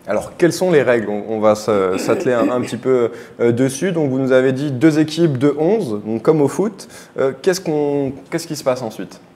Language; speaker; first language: French; native; French